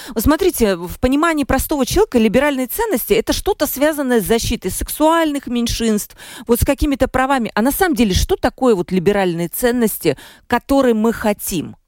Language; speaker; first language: Russian; native; Russian